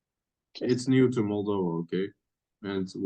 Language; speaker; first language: English; non-native, fluent; Russian